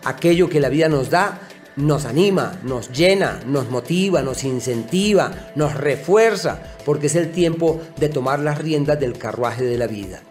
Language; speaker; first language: Spanish; native; Spanish